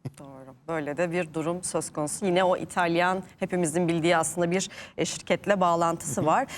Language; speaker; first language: Turkish; native; Turkish